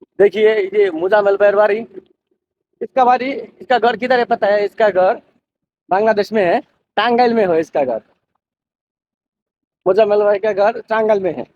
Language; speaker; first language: Hindi; non-native, fluent; Bangla